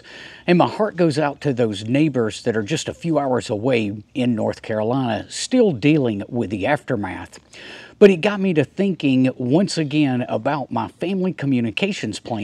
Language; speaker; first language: English; native; English